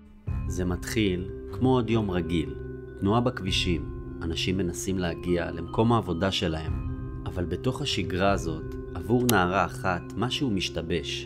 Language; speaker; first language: Hebrew; native; Hebrew